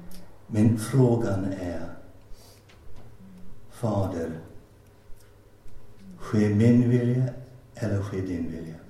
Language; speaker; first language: Swedish; non-native, fluent; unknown